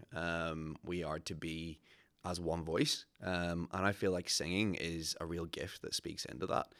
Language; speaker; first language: English; native; English